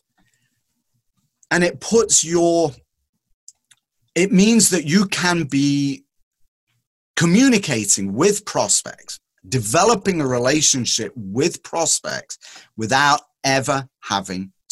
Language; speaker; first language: English; native; English